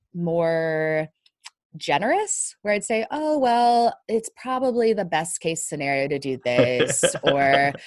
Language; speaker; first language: English; native; English